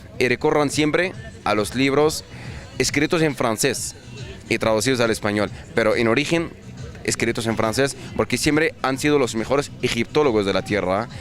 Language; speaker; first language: Spanish; non-native, fluent; Arabic